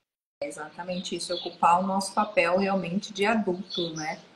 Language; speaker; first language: Portuguese; native; Portuguese